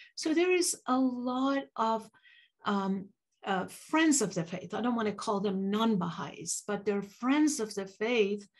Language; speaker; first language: English; early bilingual, other home language; Persian